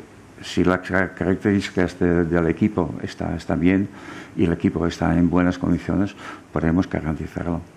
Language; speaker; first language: Spanish; non-native, fluent; German